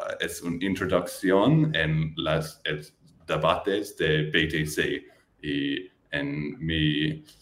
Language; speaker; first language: Spanish; non-native, learner; English